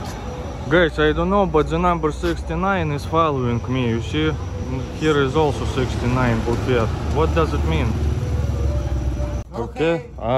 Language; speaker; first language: English; non-native, fluent; Russian